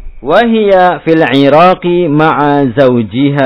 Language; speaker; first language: Arabic; non-native, fluent; Indonesian